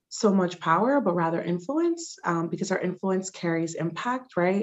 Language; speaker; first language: English; early bilingual, other home language; Spanish